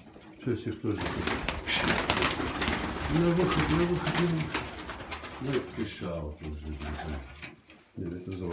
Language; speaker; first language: Russian; native; Russian